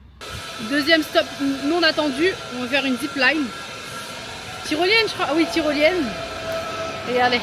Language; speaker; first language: French; native; French